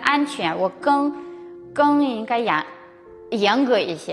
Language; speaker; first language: Chinese; non-native, fluent; Ukrainian